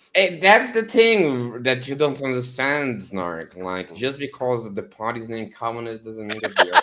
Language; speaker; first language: English; non-native, fluent; Portuguese